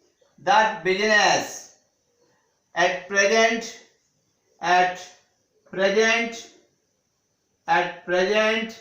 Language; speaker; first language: English; non-native, local second language; Telugu